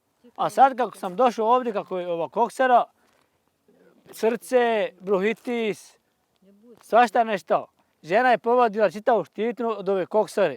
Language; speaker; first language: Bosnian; non-native, local second language; Romany